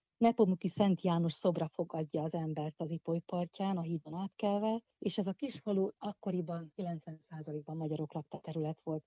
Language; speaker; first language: Hungarian; native; Hungarian